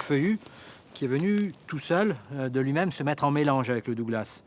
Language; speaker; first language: French; native; French